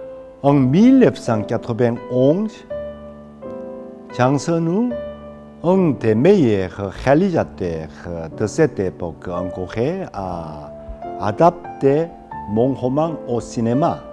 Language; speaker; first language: French; non-native, fluent; Korean